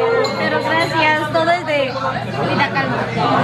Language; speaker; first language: Spanish; non-native, learner; Korean